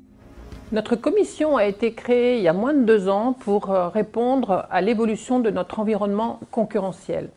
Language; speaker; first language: French; native; French